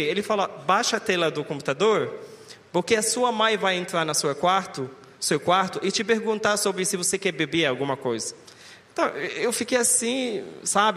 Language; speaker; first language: Portuguese; non-native, learner; Arabic